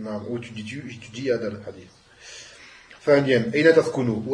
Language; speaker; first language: Arabic; non-native, fluent; French